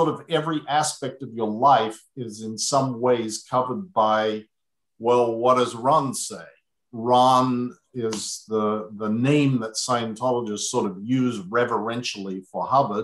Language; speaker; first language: English; native; English